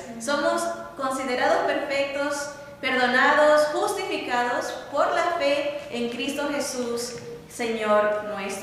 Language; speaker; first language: Spanish; native; Spanish